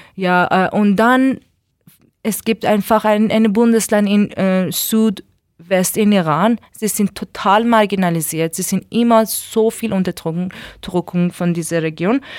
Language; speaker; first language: German; non-native, learner; Persian